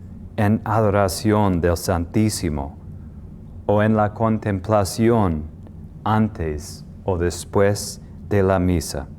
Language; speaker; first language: Spanish; non-native, fluent; English